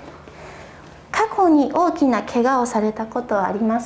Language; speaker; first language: Japanese; native; Japanese